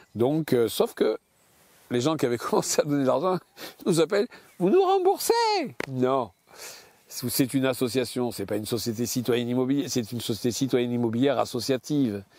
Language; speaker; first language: French; native; French